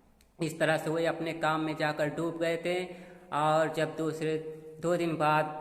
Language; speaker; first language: Hindi; native; Hindi